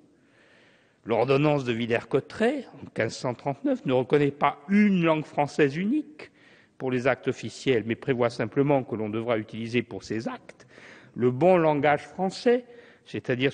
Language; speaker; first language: French; native; French